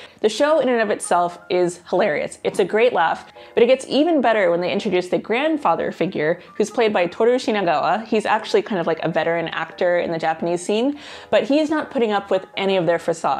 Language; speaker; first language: English; native; English